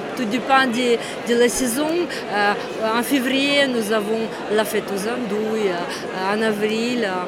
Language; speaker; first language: French; non-native, fluent; Romanian